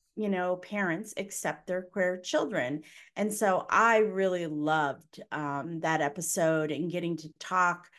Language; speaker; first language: English; native; English